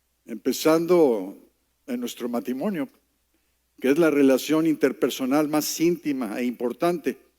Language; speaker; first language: Spanish; native; Spanish